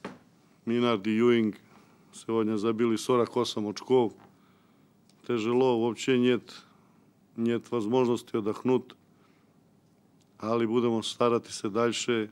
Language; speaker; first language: Russian; non-native, local second language; Ukrainian